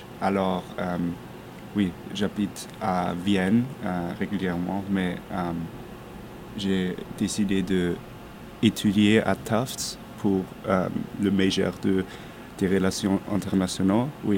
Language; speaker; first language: French; non-native, learner; German